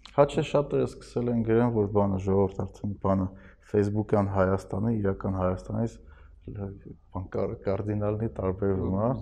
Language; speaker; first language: Armenian; native; Armenian